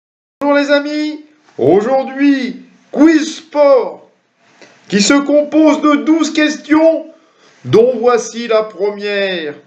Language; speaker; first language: French; native; French